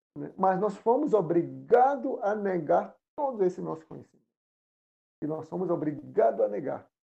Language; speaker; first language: Portuguese; non-native, local second language; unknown